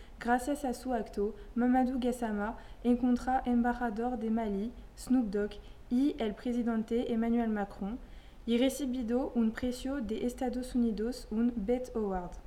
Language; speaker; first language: Spanish; non-native, learner; French